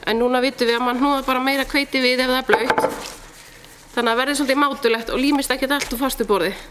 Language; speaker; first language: Icelandic; native; Icelandic